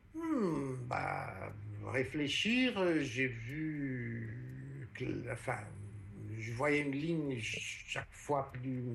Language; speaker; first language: French; non-native, fluent; Portuguese